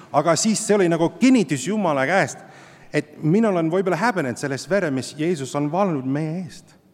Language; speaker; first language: Estonian; non-native, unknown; English